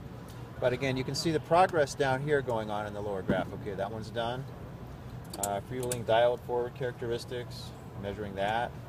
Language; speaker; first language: English; native; English